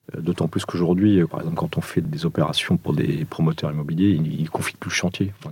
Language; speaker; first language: French; early bilingual, other home language; Portuguese